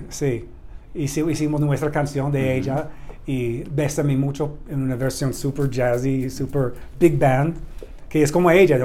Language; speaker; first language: Spanish; non-native, learner; English